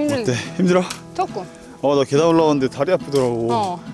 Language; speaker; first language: Korean; native; Korean